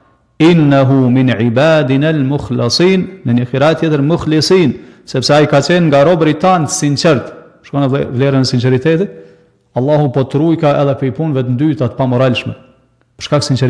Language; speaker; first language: Albanian; native; Albanian